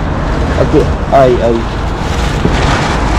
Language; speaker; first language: Spanish; non-native, learner; Filipino